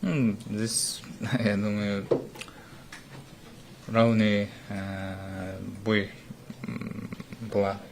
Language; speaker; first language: Russian; non-native, fluent; Uzbek